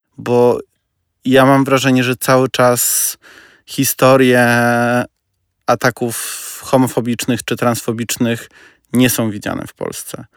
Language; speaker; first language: Polish; non-native, fluent; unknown